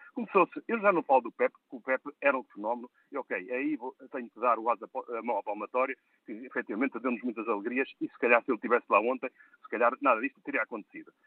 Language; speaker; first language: Portuguese; native; Portuguese